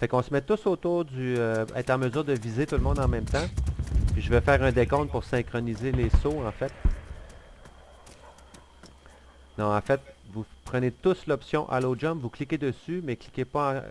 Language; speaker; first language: French; native; French